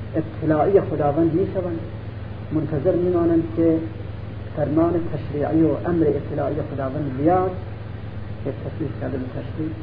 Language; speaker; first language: Persian; non-native, local second language; Central Kurdish